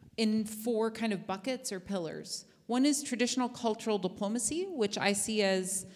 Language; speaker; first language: English; native; English